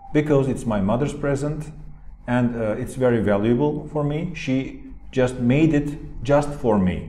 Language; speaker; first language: English; non-native, fluent; Turkish